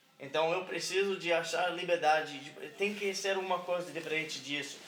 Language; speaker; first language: Portuguese; non-native, learner; English